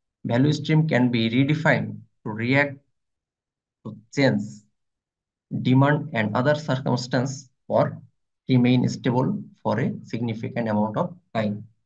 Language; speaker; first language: English; non-native, local second language; Bangla